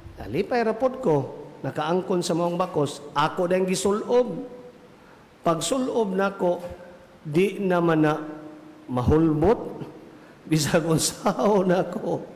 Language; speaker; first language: Cebuano; native; Cebuano